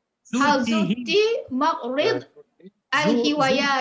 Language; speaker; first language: Arabic; non-native, learner; Malay